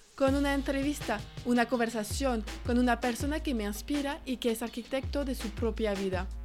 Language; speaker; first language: Spanish; non-native, fluent; French